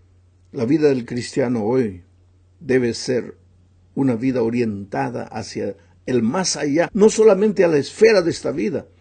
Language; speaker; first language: Spanish; native; Spanish